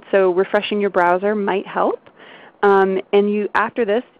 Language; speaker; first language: English; native; English